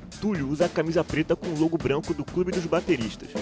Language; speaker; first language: Portuguese; native; Portuguese